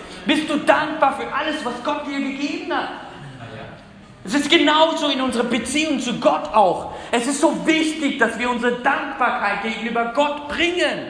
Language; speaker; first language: German; non-native, fluent; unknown